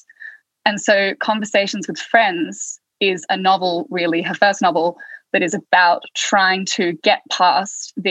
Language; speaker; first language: English; native; English